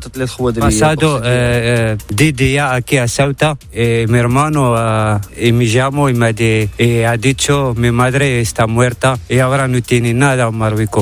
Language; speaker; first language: Spanish; non-native, learner; Arabic